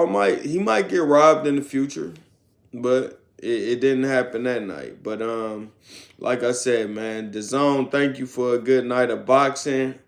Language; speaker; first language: English; native; English